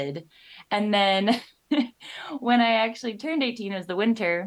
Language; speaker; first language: English; native; English